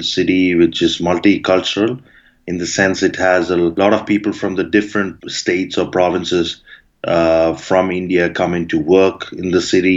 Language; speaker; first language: English; non-native, local second language; Malayalam